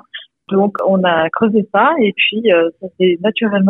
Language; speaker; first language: French; native; French